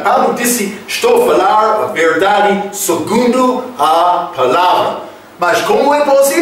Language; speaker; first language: Portuguese; non-native, fluent; English